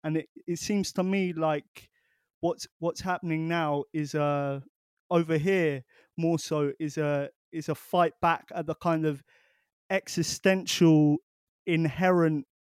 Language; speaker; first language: English; native; English